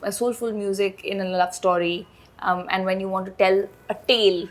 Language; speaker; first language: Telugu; non-native, fluent; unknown